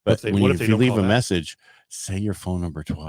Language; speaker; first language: English; native; English